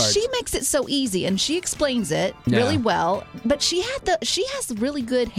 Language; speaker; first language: English; native; English